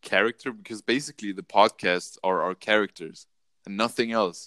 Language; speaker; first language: English; non-native, fluent; German